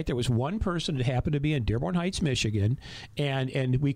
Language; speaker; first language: English; native; English